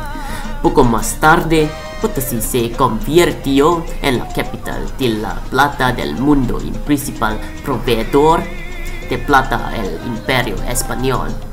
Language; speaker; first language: Spanish; non-native, learner; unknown